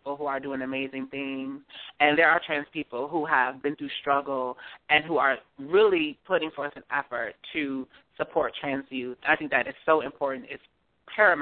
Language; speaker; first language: English; native; English